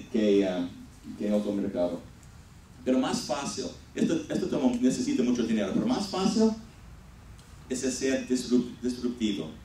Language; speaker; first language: Spanish; non-native, fluent; English